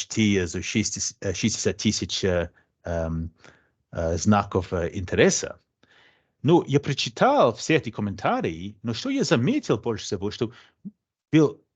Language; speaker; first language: Russian; non-native, fluent; English